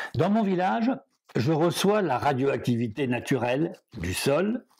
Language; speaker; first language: French; native; French